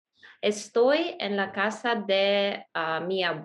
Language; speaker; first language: Spanish; non-native, learner; Russian